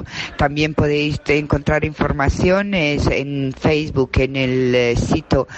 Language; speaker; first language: Spanish; non-native, fluent; Italian